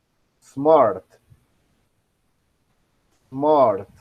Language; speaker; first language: English; non-native, fluent; Spanish